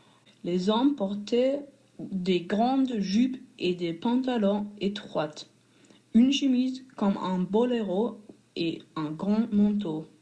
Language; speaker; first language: French; non-native, learner; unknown